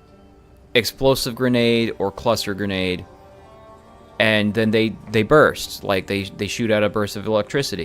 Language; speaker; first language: English; native; English